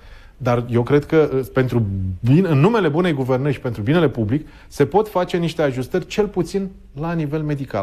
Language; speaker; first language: Romanian; native; Romanian